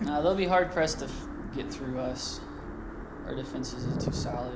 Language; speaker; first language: English; native; English